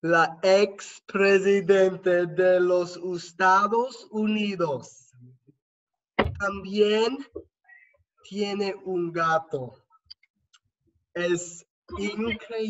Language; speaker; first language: Spanish; non-native, learner; English